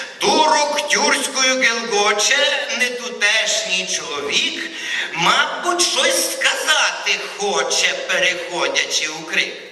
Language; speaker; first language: Ukrainian; native; Ukrainian